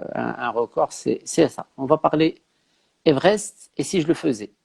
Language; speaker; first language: French; non-native, local second language; Arabic